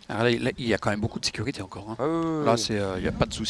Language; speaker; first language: French; native; French